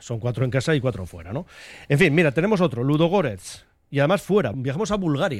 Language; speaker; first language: Spanish; native; Spanish